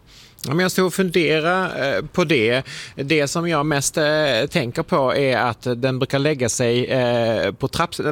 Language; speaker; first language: Swedish; native; Swedish